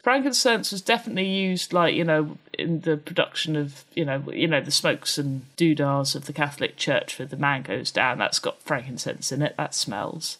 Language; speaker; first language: English; native; English